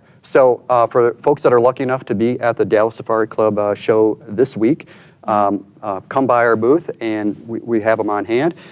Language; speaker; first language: English; native; English